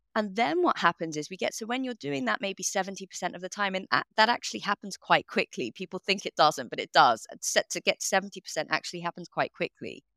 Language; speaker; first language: English; native; English